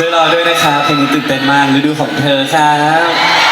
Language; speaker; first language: Thai; native; Thai